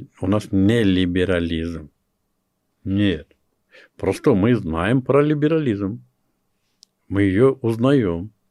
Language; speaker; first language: Russian; non-native, local second language; Kyrgyz